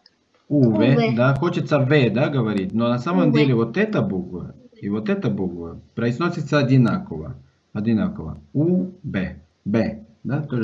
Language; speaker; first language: Russian; non-native, fluent; Spanish